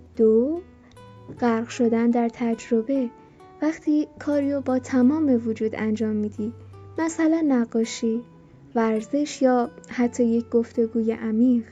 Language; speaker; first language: Persian; native; Persian